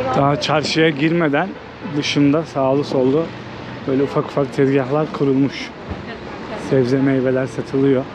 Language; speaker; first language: Turkish; native; Turkish